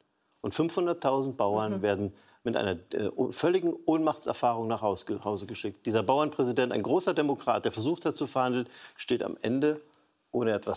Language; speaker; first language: German; native; German